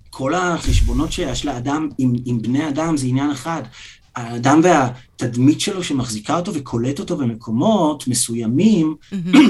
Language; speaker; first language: Hebrew; native; Hebrew